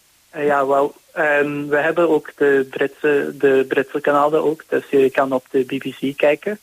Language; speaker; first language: Dutch; non-native, fluent; English